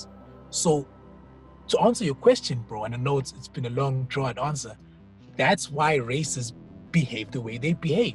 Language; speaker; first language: English; non-native, local second language; Zulu